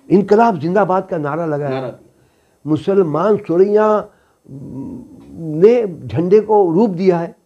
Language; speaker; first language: Hindi; native; Hindi